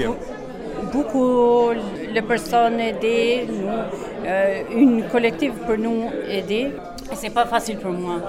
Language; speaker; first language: French; non-native, learner; Albanian